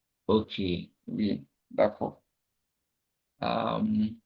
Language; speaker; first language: French; non-native, learner; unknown